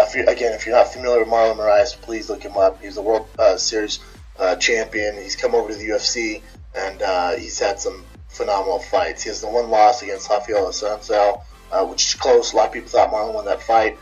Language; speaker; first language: English; native; English